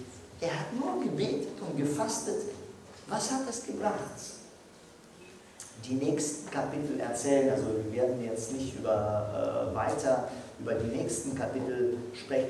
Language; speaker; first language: German; non-native, fluent; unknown